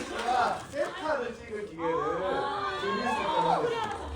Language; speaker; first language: Korean; native; Korean